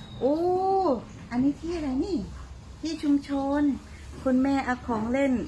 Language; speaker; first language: Thai; native; Thai